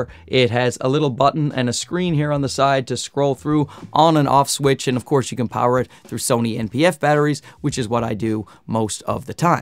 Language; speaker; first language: English; native; English